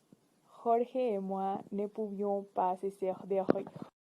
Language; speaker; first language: French; non-native, learner; Spanish